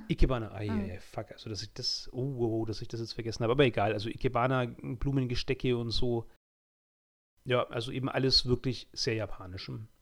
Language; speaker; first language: German; native; German